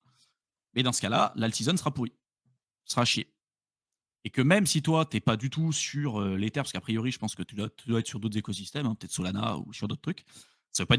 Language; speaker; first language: French; native; French